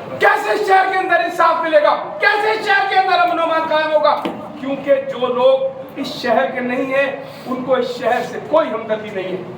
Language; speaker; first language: Urdu; native; Urdu